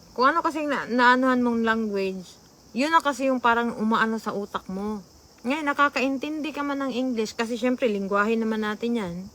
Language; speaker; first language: Filipino; non-native, local second language; Cebuano